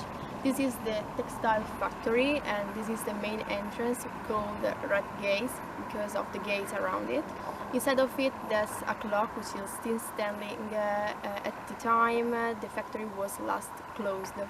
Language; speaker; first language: English; non-native, learner; Italian